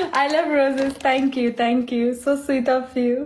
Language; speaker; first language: Hindi; non-native, local second language; Bangla